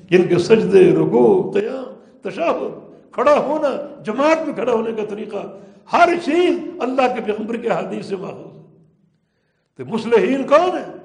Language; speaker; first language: Urdu; native; Urdu